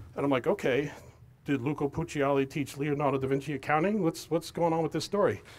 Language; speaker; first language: English; native; English